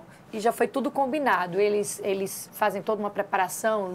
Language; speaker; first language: Portuguese; native; Portuguese